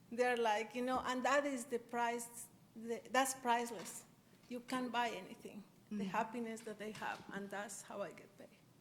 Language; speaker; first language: English; non-native, fluent; Spanish